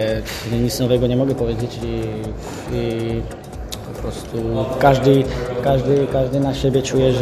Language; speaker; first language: Polish; non-native, fluent; Armenian